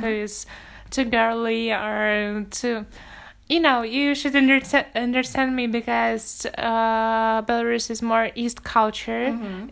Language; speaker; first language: English; non-native, fluent; Russian